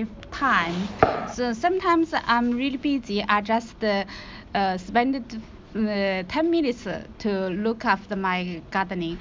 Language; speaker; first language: English; non-native, learner; Chinese